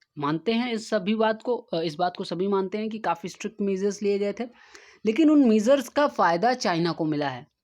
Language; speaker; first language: Hindi; native; Hindi